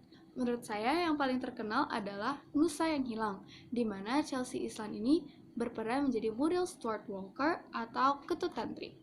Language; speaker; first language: Indonesian; native; Indonesian